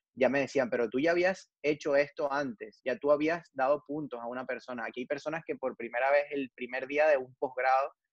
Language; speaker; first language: Spanish; native; Spanish